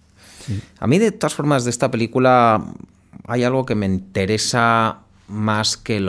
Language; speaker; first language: Spanish; native; Spanish